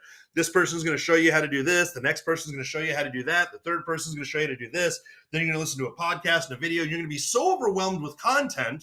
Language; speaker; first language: English; native; English